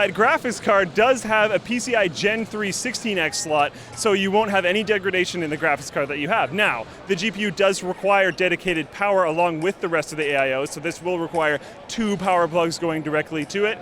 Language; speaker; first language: English; native; English